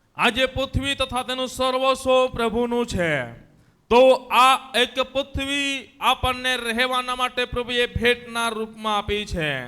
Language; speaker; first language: Gujarati; non-native, local second language; Gamit